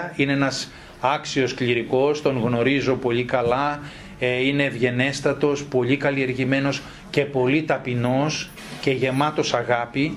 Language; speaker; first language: Greek; native; Greek